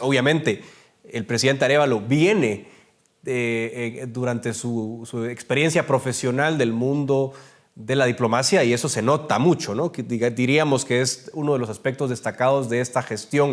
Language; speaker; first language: Spanish; native; Spanish